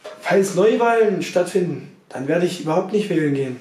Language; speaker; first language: German; native; German